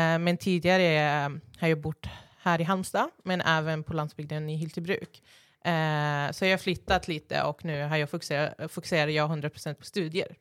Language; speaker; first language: Swedish; early bilingual, other home language; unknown